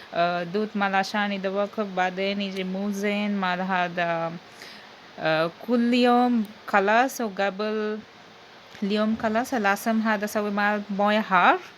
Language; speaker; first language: Arabic; non-native, learner; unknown